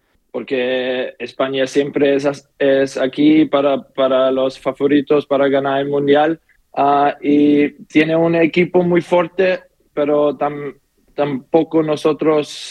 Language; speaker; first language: Spanish; non-native, learner; German